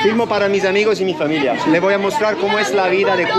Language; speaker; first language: Spanish; non-native, learner; Italian